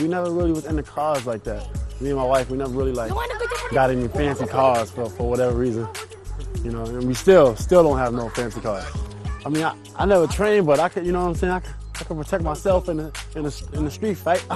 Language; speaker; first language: English; native; English